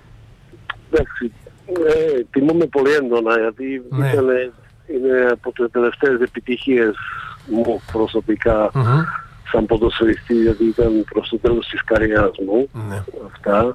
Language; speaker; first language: Greek; non-native, fluent; Slovak